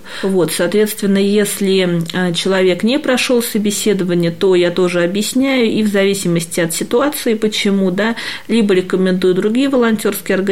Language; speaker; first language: Russian; native; Russian